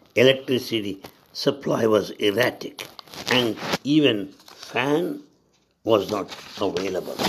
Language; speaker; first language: English; non-native, local second language; Telugu